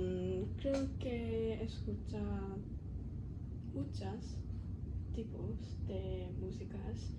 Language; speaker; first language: Spanish; non-native, learner; Cantonese